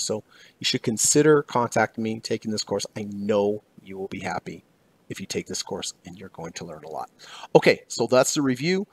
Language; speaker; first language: English; native; English